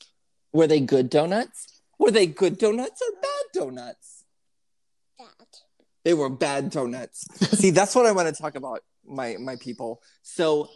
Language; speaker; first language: English; native; English